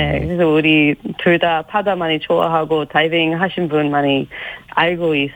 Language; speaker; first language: Korean; non-native, learner; English